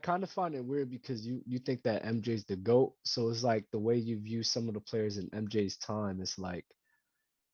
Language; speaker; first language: English; native; English